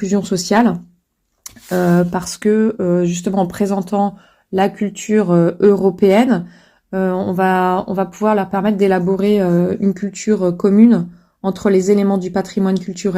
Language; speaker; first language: French; native; French